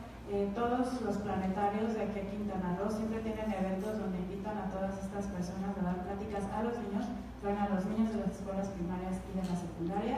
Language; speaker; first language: Spanish; native; Spanish